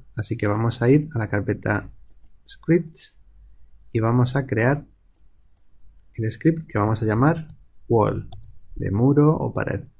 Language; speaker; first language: Spanish; native; Spanish